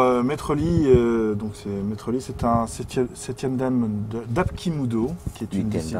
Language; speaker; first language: French; native; French